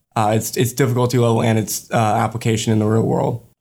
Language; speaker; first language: English; native; English